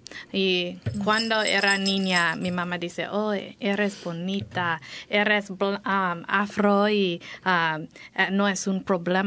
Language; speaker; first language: Spanish; non-native, learner; English